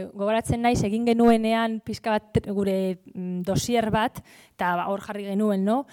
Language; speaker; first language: Basque; non-native, local second language; Spanish